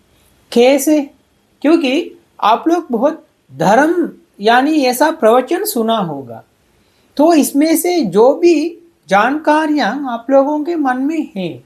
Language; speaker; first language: Hindi; non-native, fluent; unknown